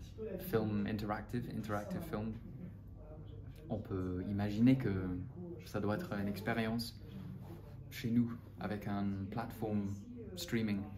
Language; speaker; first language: French; non-native, fluent; English